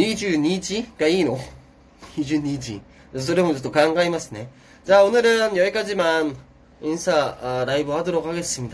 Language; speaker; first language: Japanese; non-native, fluent; Korean